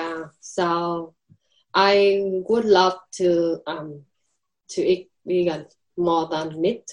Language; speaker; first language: English; non-native, learner; Vietnamese